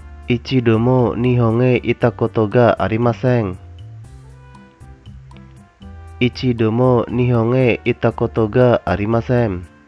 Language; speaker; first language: Japanese; non-native, fluent; Indonesian